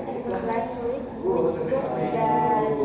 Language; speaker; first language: English; non-native, learner; Indonesian